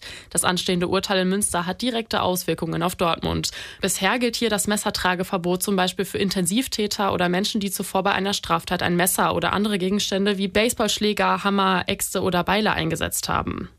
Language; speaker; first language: German; native; German